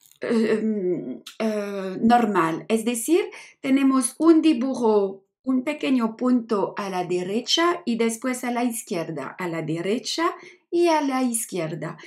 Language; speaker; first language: Spanish; non-native, learner; French